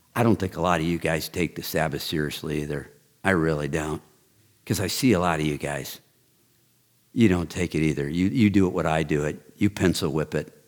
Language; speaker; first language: English; native; English